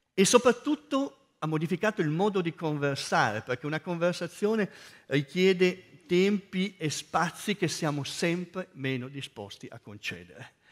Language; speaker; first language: Italian; native; Italian